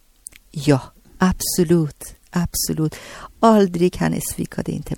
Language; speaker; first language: Swedish; non-native, learner; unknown